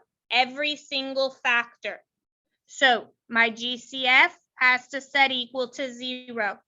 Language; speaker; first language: English; native; English